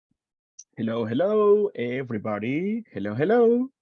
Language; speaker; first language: English; non-native, fluent; Spanish